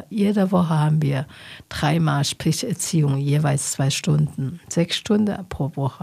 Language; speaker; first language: German; non-native, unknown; Chinese